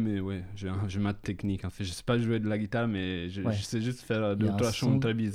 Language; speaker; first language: French; non-native, fluent; Italian